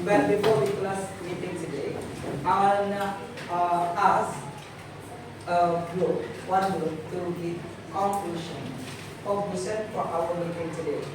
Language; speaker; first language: English; non-native, fluent; Indonesian